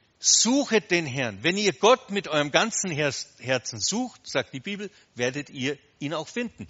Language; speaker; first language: German; native; German